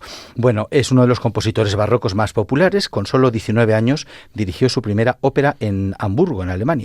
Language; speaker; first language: Spanish; native; Spanish